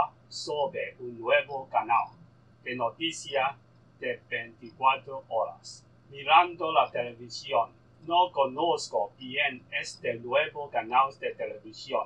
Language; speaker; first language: Spanish; non-native, learner; Cantonese